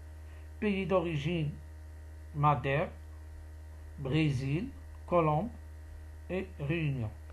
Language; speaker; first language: French; non-native, local second language; Arabic